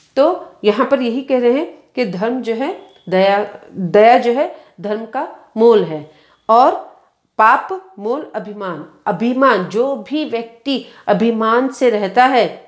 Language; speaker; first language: Hindi; non-native, local second language; Kannada